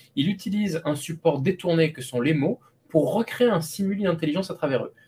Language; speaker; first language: French; native; French